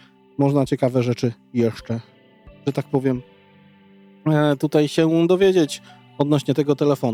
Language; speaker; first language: Polish; native; Polish